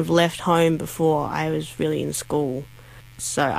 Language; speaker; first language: English; native; English